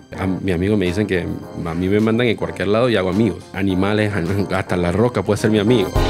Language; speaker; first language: Spanish; early bilingual, other home language; Korean